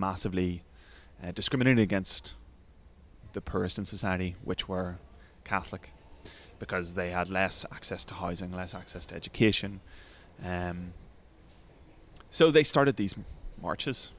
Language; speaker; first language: English; native; English